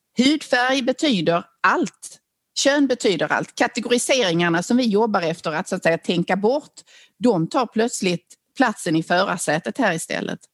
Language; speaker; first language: Swedish; native; Swedish